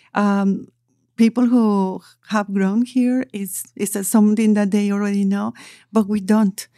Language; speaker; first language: English; non-native, fluent; Spanish